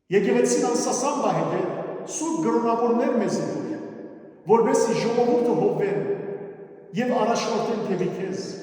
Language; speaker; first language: Armenian; early bilingual, heritage; Armenian